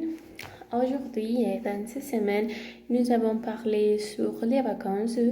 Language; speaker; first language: French; non-native, learner; Spanish